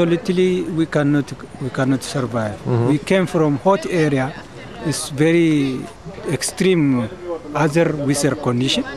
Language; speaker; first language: English; non-native, learner; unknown